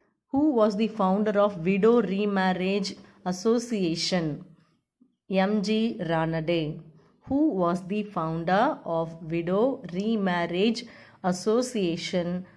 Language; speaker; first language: English; non-native, local second language; Tamil